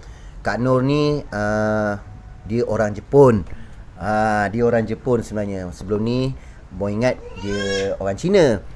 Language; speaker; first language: Malay; native; Malay